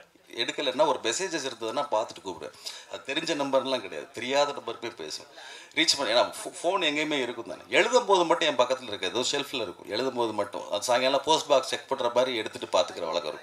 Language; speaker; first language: Tamil; native; Tamil